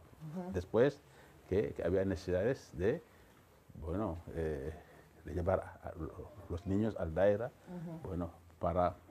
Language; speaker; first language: Spanish; non-native, fluent; Wolof